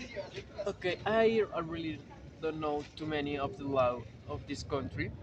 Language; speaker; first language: English; non-native, learner; Spanish